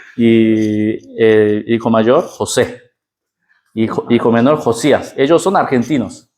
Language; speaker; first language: Spanish; early bilingual, other home language; Korean